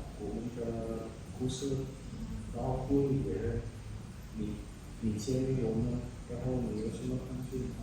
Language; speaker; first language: Chinese; non-native, learner; Indonesian